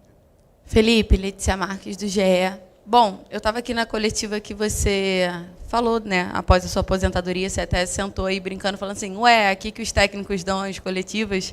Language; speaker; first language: Portuguese; native; Portuguese